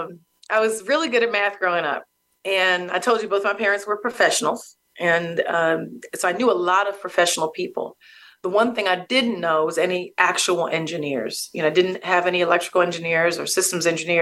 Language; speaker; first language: English; native; English